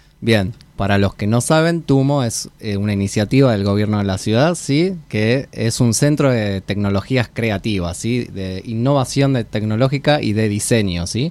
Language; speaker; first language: Spanish; native; Spanish